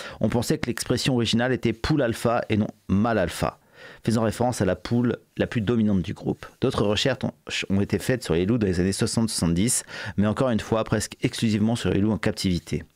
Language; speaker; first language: French; native; French